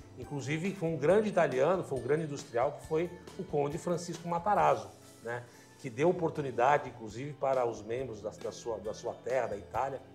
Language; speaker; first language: Portuguese; native; Portuguese